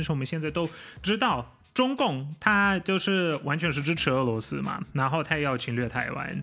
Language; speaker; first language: Chinese; non-native, fluent; Polish